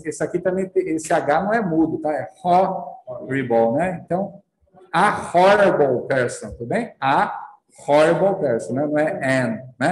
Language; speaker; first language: Portuguese; native; Portuguese